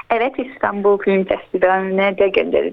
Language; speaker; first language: Turkish; early bilingual, heritage; Turkish